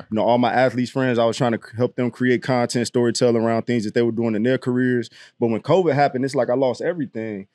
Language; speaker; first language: English; native; English